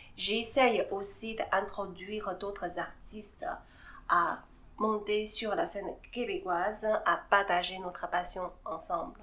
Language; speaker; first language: French; non-native, fluent; Chinese